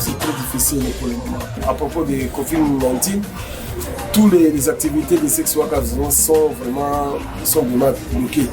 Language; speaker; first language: French; non-native, local second language; Swahili